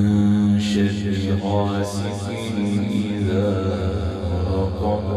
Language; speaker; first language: Arabic; native; Arabic